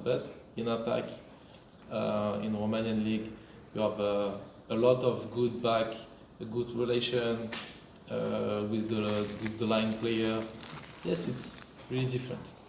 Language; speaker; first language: English; non-native, fluent; French